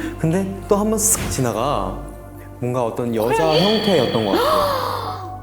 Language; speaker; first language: Korean; native; Korean